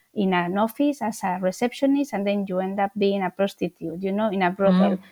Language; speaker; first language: English; non-native, fluent; Spanish